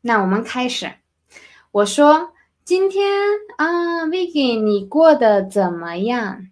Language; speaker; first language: Chinese; non-native, fluent; Spanish